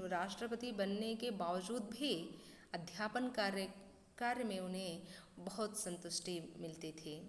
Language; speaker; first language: Hindi; non-native, local second language; Kannada